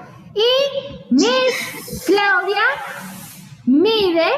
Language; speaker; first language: Spanish; native; Spanish